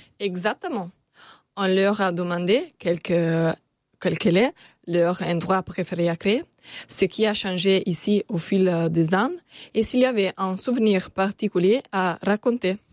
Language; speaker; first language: French; non-native, learner; Italian